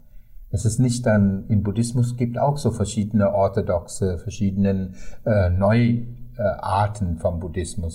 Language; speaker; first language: German; non-native, fluent; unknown